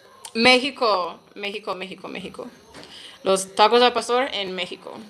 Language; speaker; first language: Spanish; non-native, learner; English